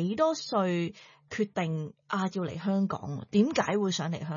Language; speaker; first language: Cantonese; native; Cantonese